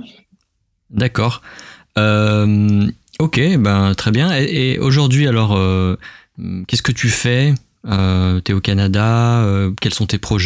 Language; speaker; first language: French; native; French